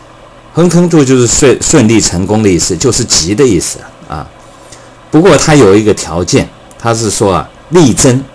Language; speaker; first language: Chinese; native; Chinese